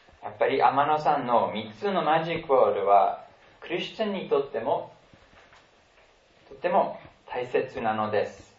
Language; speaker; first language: Japanese; non-native, fluent; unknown